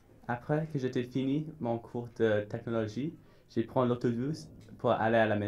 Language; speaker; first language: French; non-native, learner; English